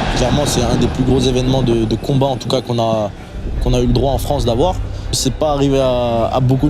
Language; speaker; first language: French; early bilingual, other home language; Chechen